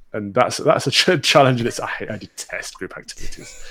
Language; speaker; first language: English; native; English